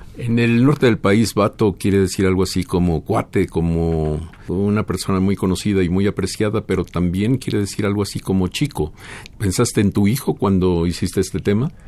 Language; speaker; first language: Spanish; native; Spanish